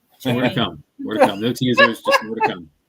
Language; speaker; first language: English; native; English